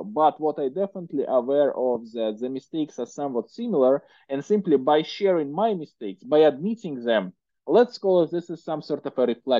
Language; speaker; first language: English; non-native, fluent; Russian